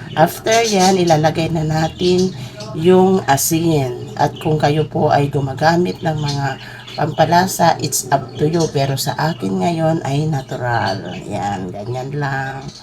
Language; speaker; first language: Filipino; non-native, local second language; Iloko